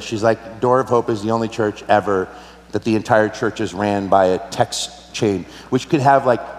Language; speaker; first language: English; native; English